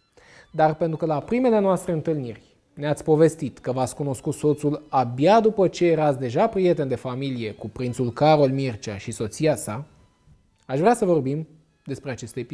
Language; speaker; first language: Romanian; native; Romanian